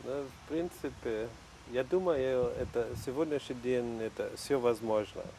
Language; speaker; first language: Russian; non-native, learner; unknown